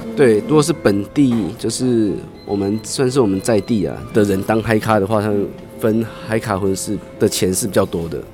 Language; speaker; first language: Chinese; native; Chinese